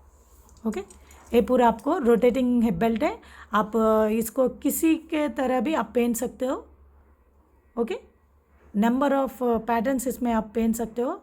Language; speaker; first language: Hindi; non-native, local second language; Telugu